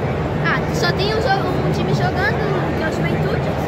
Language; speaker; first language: Portuguese; native; Portuguese